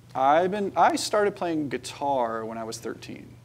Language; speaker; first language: English; native; English